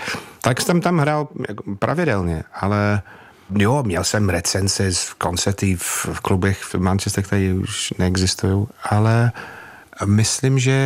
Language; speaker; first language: Czech; non-native, fluent; English